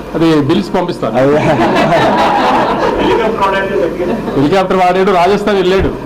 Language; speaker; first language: Telugu; native; Telugu